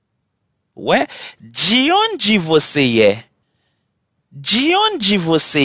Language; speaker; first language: Portuguese; non-native, fluent; Haitian Creole